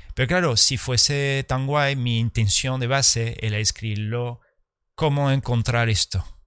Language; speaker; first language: Spanish; early bilingual, heritage; Spanish